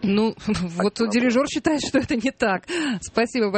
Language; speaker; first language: Russian; native; Russian